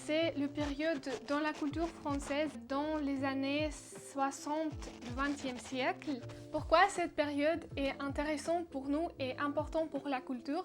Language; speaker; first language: French; non-native, learner; Russian